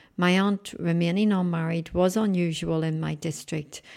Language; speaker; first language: English; native; English